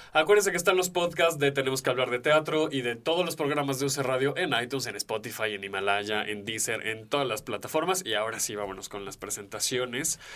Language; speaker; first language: Spanish; native; Spanish